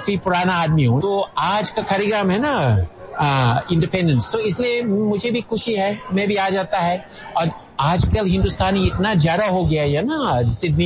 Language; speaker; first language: Hindi; non-native, fluent; English